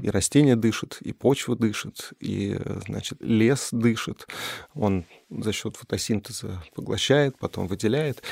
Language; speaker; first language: Russian; native; Russian